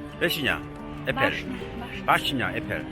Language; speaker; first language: Russian; non-native, learner; Korean